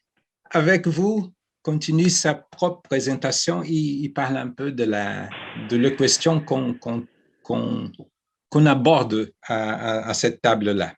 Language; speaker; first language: French; non-native, fluent; Portuguese